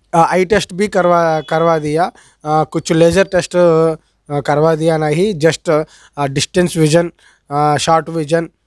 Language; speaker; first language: Hindi; non-native, local second language; Telugu